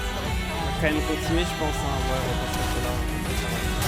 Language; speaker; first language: French; native; French